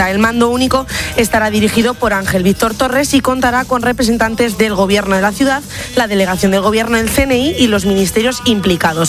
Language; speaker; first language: Spanish; native; Spanish